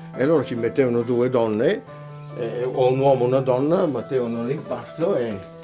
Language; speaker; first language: Italian; native; Italian